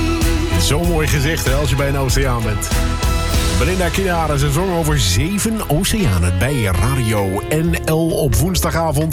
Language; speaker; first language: Dutch; native; Dutch